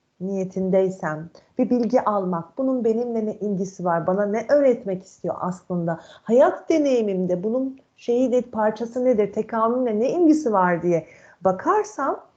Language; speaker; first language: Turkish; native; Turkish